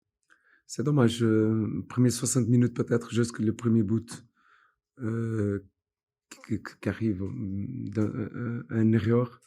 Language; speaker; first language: French; non-native, fluent; Portuguese